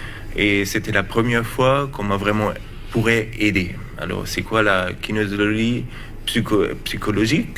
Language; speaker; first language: French; non-native, learner; German